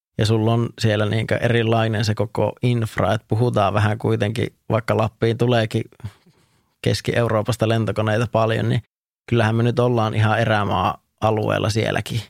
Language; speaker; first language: Finnish; native; Finnish